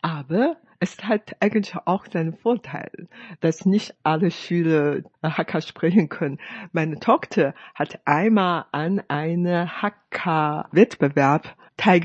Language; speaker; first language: German; non-native, fluent; Hakka Chinese